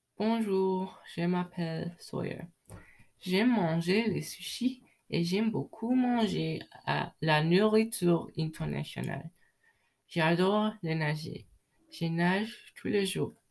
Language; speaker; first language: French; non-native, learner; English